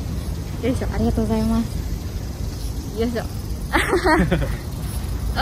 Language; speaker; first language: Japanese; native; Japanese